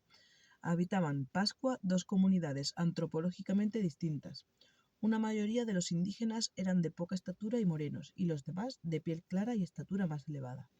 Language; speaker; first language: Spanish; native; Spanish